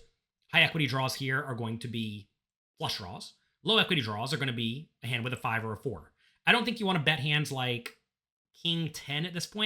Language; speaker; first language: English; native; English